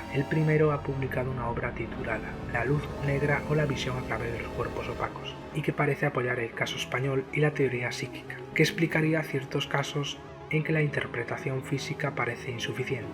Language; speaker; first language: Spanish; native; Spanish